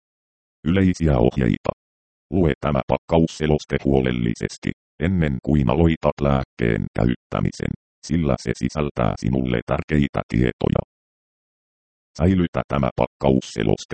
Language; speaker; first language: Finnish; native; Finnish